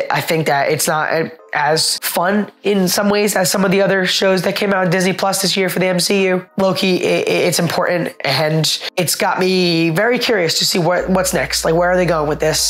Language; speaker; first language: English; native; English